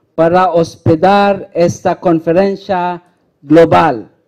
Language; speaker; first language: Spanish; non-native, learner; Filipino